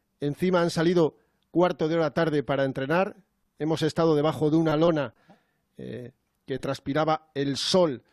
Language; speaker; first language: Spanish; native; Spanish